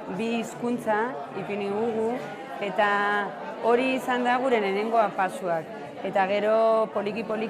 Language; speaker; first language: Basque; non-native, local second language; Spanish